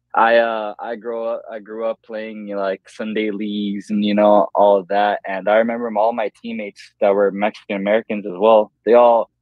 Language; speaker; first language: English; native; English